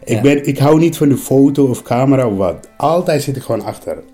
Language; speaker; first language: Dutch; non-native, learner; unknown